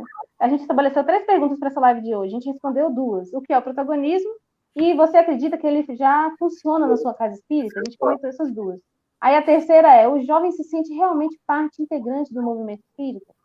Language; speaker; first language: Portuguese; native; Portuguese